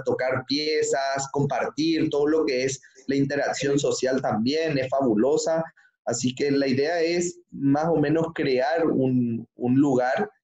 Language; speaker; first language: Spanish; native; Spanish